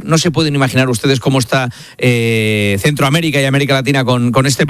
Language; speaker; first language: Spanish; native; Spanish